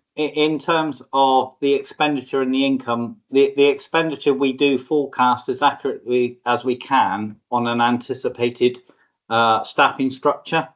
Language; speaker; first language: English; native; English